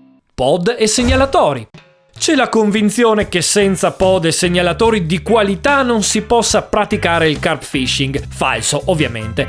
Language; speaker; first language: Italian; native; Italian